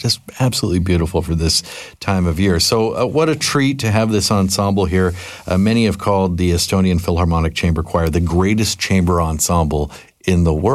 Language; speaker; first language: English; native; English